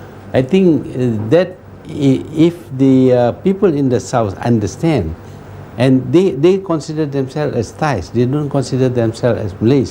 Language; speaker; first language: English; non-native, local second language; Malay